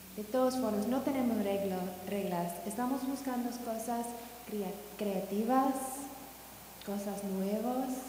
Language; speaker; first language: Spanish; non-native, fluent; English